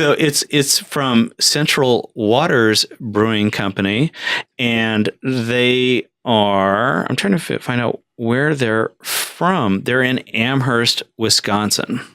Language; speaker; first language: English; native; English